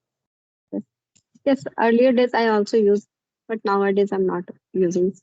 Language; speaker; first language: English; non-native, learner; Hindi